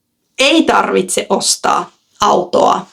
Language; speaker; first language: Finnish; non-native, fluent; Russian